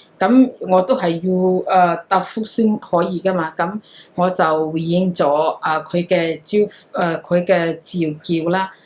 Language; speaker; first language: Cantonese; non-native, fluent; Hakha Chin